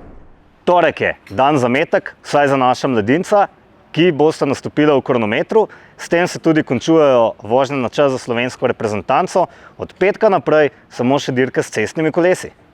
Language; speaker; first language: Slovenian; native; Slovenian